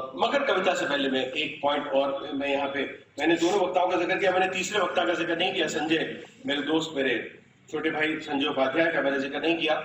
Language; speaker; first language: Hindi; native; Hindi